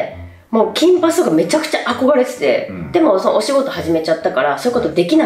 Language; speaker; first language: Japanese; native; Japanese